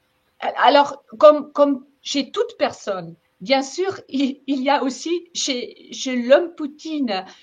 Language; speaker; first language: French; non-native, fluent; German